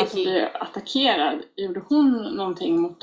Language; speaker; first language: Swedish; native; Swedish